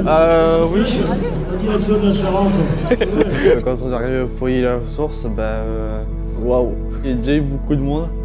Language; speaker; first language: French; native; French